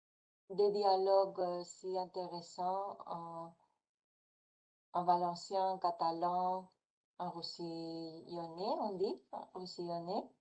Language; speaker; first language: French; non-native, fluent; Spanish